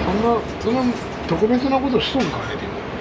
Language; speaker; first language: Japanese; native; Japanese